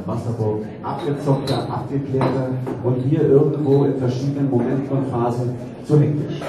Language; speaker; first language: German; native; German